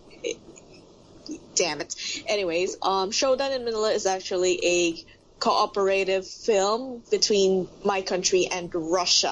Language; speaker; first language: English; non-native, local second language; Filipino